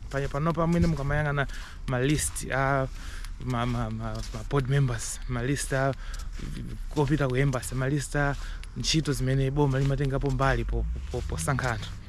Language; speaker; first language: Nyanja; native; Nyanja